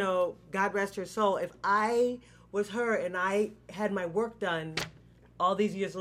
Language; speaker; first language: English; native; English